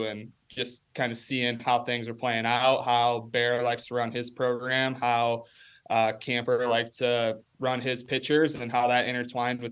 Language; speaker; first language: English; native; English